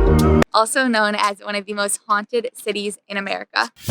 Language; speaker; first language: English; native; English